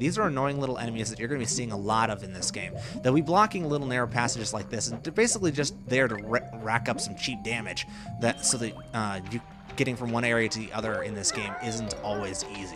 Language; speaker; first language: English; native; English